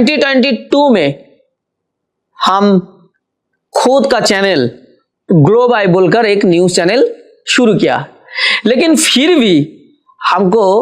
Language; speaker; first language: Hindi; non-native, local second language; Bangla